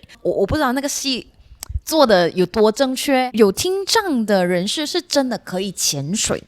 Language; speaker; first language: Chinese; non-native, local second language; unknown